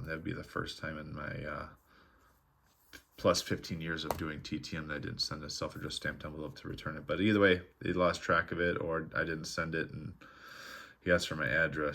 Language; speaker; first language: English; native; English